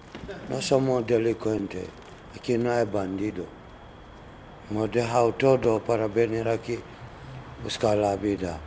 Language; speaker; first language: Spanish; non-native, learner; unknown